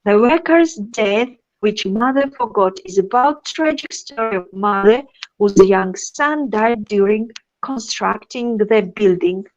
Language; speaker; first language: English; non-native, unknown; Georgian